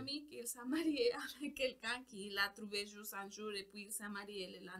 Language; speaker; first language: French; non-native, learner; Spanish